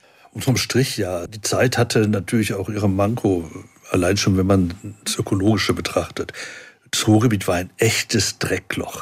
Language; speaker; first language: German; native; German